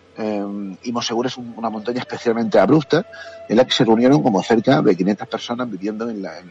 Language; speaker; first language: Spanish; native; Spanish